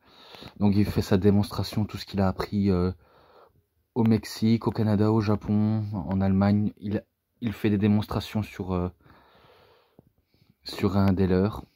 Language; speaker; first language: French; native; French